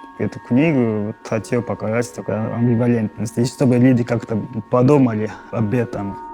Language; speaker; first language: Russian; non-native, fluent; Japanese